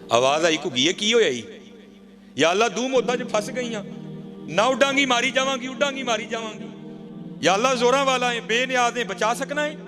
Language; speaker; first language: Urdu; non-native, local second language; Punjabi